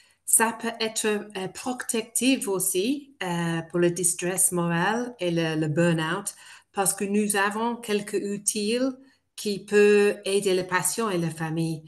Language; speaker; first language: French; non-native, fluent; English